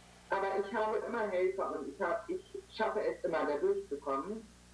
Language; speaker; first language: German; native; German